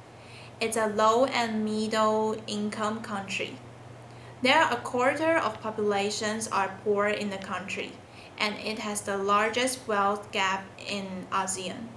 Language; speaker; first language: English; non-native, learner; Chinese